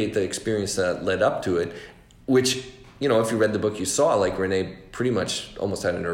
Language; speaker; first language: English; native; English